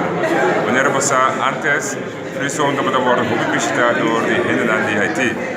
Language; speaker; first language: Portuguese; non-native, learner; Papiamento